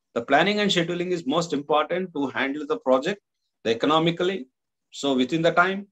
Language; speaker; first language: English; non-native, local second language; Kannada